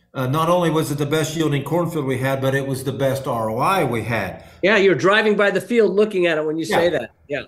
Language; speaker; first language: English; native; English